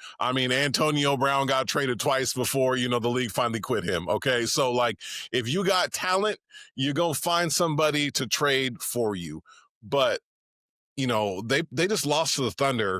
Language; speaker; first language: English; native; English